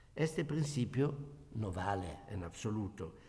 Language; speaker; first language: Spanish; non-native, learner; Italian